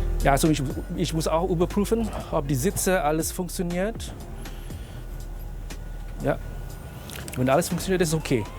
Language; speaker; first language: German; non-native, fluent; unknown